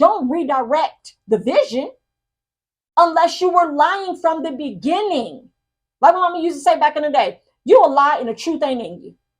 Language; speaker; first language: English; native; English